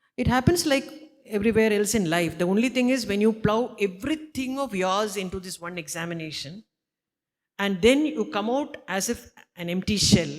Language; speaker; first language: English; non-native, local second language; Malayalam